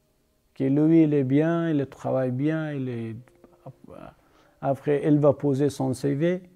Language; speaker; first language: French; non-native, learner; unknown